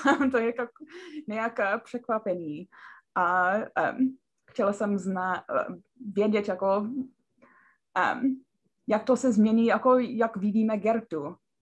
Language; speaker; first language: Czech; non-native, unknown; English